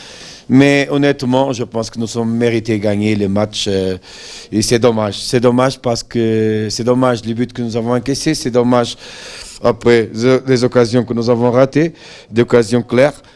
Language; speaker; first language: French; non-native, fluent; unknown